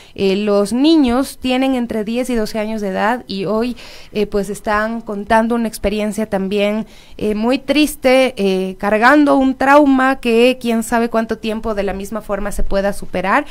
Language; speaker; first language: Spanish; native; Spanish